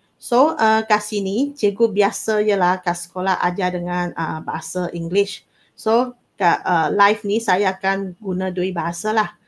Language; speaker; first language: Malay; non-native, local second language; Cantonese